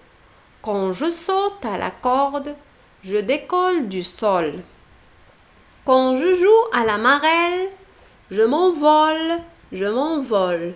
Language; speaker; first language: French; non-native, local second language; Arabic